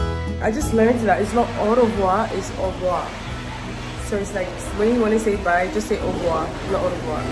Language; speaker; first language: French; non-native, learner; English